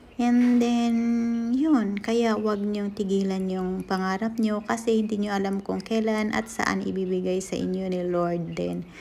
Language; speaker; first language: Filipino; native; Filipino